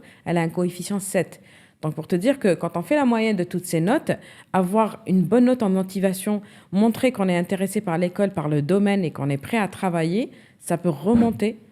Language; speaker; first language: French; native; French